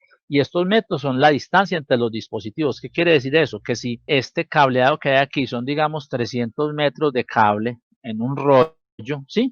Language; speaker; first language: Spanish; native; Spanish